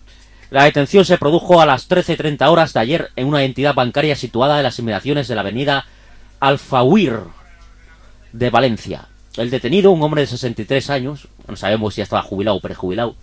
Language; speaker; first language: Spanish; native; Spanish